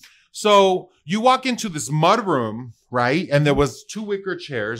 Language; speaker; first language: English; early bilingual, other home language; Spanish